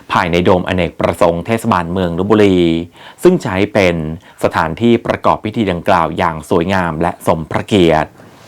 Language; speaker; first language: Thai; native; Thai